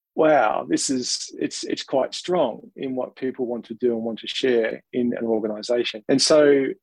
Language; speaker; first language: English; native; English